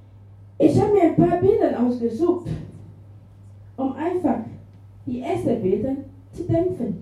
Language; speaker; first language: German; non-native, fluent; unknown